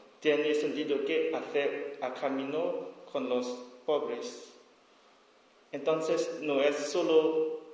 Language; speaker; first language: Spanish; non-native, learner; S'gaw Karen